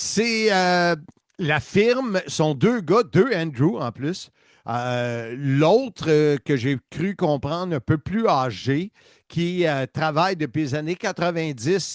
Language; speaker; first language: French; native; French